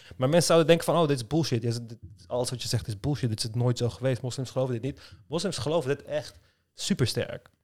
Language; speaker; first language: Dutch; early bilingual, other home language; Turkish